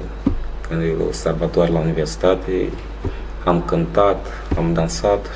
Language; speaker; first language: Romanian; non-native, fluent; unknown